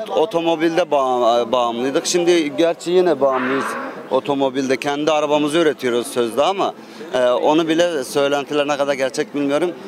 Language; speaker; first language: Turkish; native; Turkish